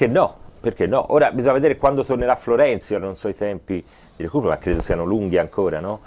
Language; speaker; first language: Italian; native; Italian